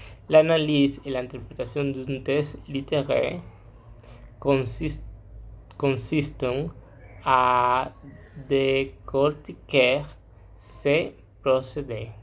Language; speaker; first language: French; non-native, learner; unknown